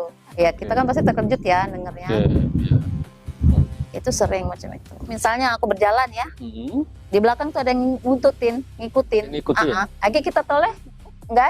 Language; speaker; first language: Indonesian; native; Indonesian